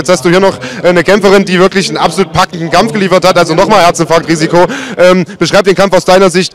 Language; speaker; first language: German; native; German